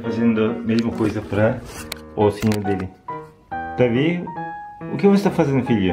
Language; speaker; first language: Portuguese; non-native, learner; Turkish